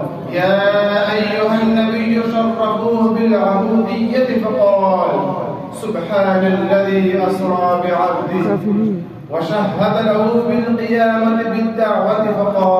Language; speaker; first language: Arabic; non-native, learner; Urdu